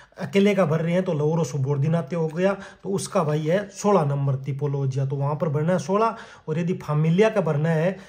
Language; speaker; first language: Hindi; native; Hindi